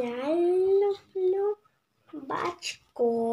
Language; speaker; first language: Russian; native; Russian